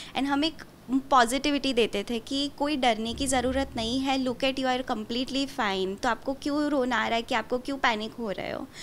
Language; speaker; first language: Hindi; non-native, local second language; Gujarati